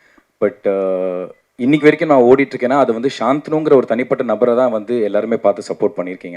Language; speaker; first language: Tamil; native; Tamil